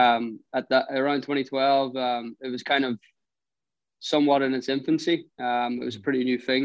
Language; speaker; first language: English; native; English